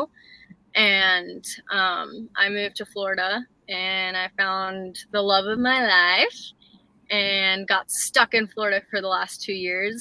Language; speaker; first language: English; native; English